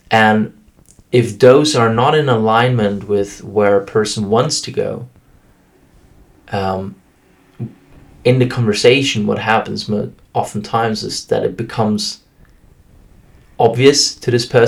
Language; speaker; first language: English; non-native, fluent; German